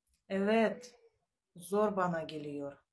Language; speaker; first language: Turkish; non-native, learner; Russian